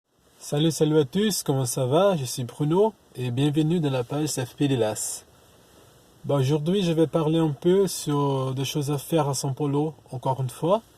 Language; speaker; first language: French; non-native, learner; Portuguese